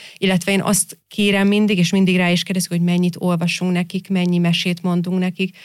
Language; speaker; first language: Hungarian; native; Hungarian